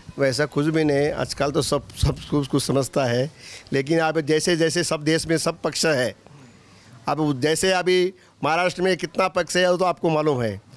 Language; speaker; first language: Hindi; non-native, local second language; Lambadi